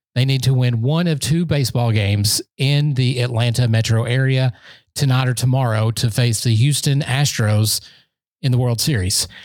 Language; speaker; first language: English; native; English